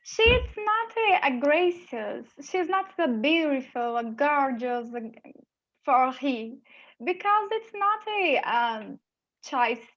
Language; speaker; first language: English; non-native, learner; Portuguese